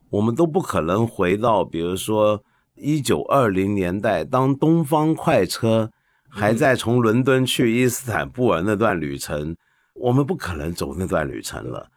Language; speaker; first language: Chinese; non-native, local second language; Cantonese